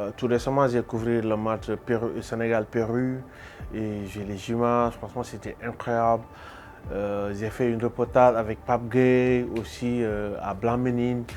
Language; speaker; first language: French; non-native, local second language; Wolof